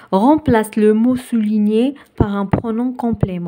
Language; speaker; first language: French; non-native, local second language; Arabic